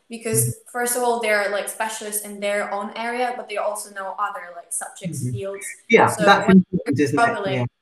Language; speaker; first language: English; non-native, fluent; Ukrainian